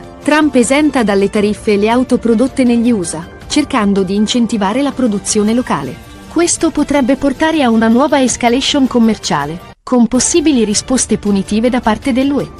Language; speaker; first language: Italian; native; Italian